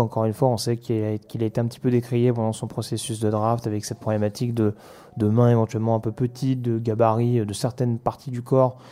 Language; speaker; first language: French; native; French